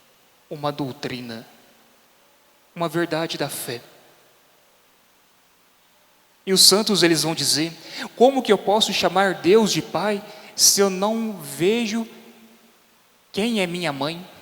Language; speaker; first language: Portuguese; native; Portuguese